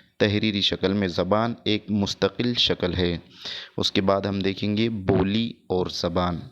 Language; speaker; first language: Urdu; native; Urdu